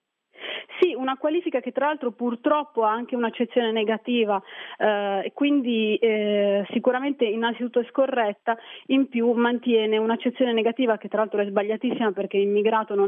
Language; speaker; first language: Italian; early bilingual, other home language; Arabic